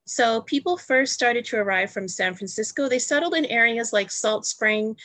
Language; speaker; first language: English; native; English